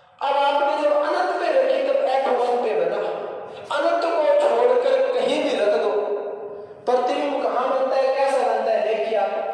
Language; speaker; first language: Hindi; native; Hindi